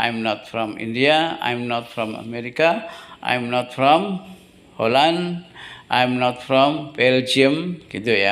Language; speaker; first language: English; non-native, learner; Indonesian